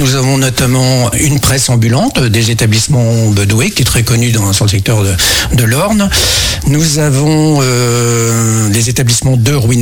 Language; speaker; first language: French; native; French